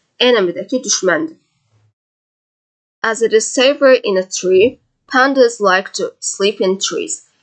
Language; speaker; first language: English; non-native, fluent; Azerbaijani